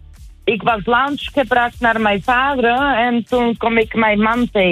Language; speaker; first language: Dutch; non-native, fluent; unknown